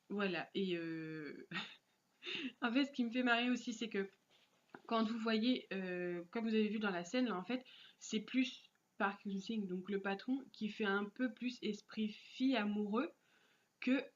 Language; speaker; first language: French; native; French